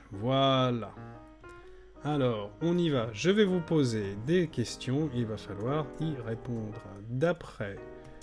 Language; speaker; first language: French; native; French